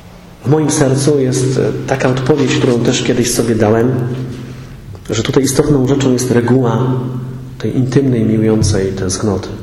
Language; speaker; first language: Polish; native; Polish